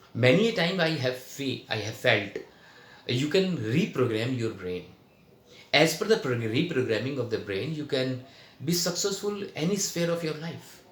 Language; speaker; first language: English; non-native, local second language; Hindi